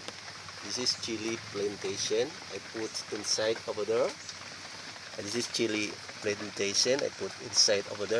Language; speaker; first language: English; non-native, learner; Indonesian